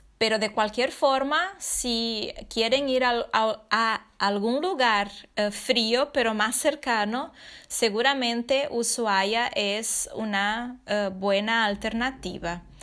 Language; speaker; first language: Spanish; non-native, fluent; Portuguese